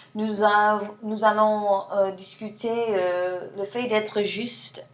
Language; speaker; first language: French; non-native, fluent; English